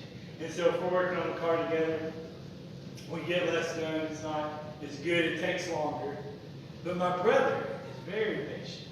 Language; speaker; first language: English; native; English